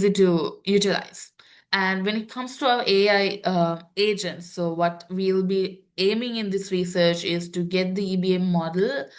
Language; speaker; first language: English; non-native, local second language; Sinhala